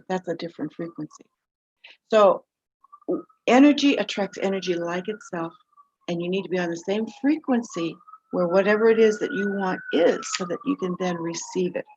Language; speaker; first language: English; native; English